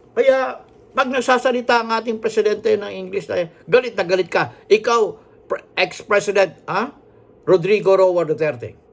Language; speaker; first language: Filipino; non-native, local second language; Hiligaynon